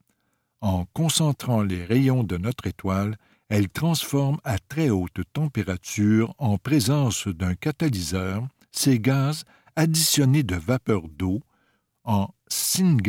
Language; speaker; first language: French; native; French